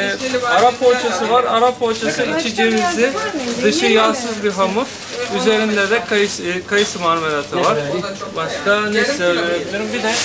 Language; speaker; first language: Turkish; native; Turkish